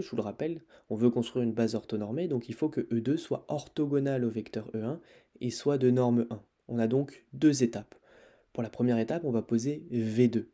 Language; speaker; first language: French; native; French